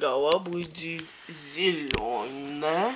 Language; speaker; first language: Russian; early bilingual, heritage; Russian